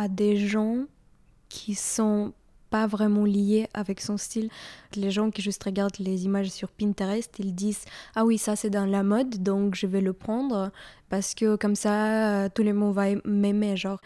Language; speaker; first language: French; non-native, fluent; Ukrainian